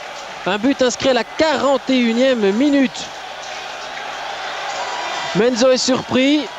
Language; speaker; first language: French; native; French